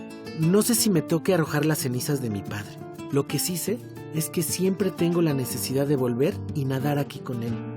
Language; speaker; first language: Spanish; native; Spanish